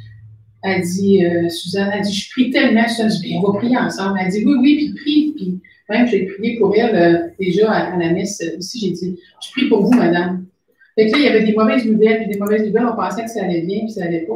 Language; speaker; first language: French; native; French